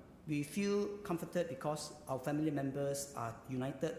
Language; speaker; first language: English; non-native, local second language; Chinese